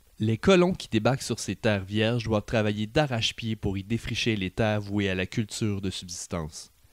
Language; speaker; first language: French; native; French